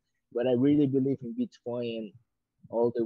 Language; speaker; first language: English; non-native, fluent; Portuguese